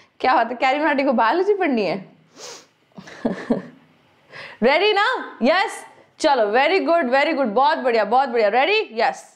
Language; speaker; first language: Hindi; native; Hindi